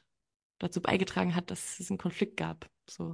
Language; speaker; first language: German; native; German